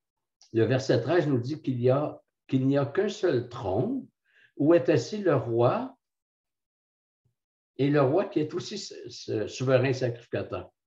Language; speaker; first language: French; native; French